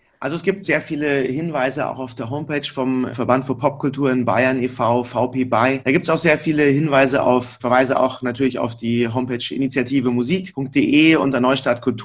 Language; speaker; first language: German; native; German